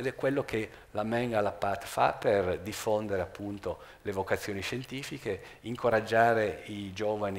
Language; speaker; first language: Italian; native; Italian